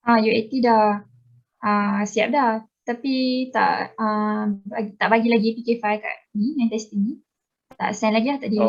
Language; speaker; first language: Malay; native; Malay